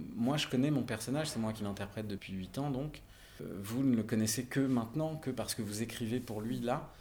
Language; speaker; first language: French; native; French